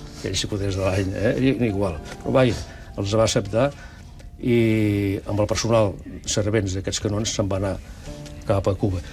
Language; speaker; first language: Catalan; early bilingual, other home language; Basque